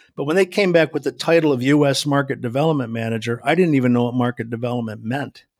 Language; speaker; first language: English; native; English